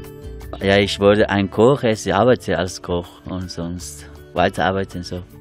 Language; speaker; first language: German; non-native, learner; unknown